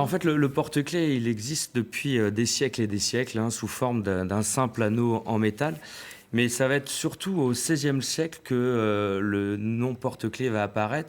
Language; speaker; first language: French; native; French